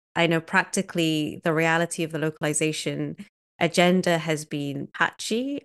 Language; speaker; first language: English; native; English